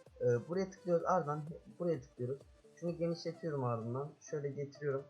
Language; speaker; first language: Turkish; native; Turkish